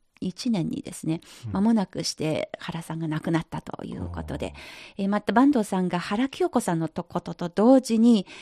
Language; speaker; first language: Japanese; non-native, fluent; Chinese